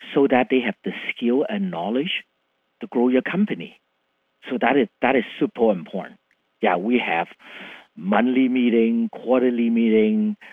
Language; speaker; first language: English; non-native, fluent; Vietnamese